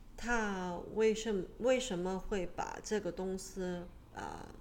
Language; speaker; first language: Chinese; non-native, local second language; Cantonese